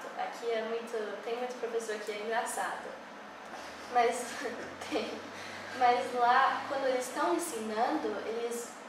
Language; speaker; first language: Portuguese; early bilingual, heritage; English